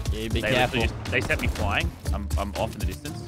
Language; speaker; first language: English; native; English